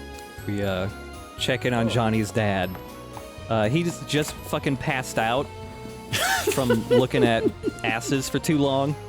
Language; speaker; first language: English; native; English